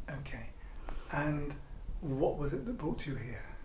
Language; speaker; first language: English; native; English